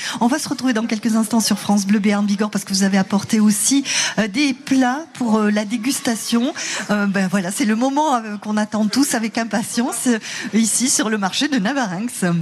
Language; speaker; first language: French; native; French